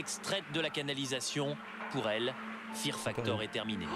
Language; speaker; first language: French; native; French